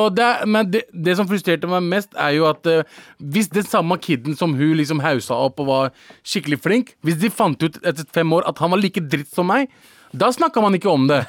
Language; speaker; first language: Norwegian; early bilingual, other home language; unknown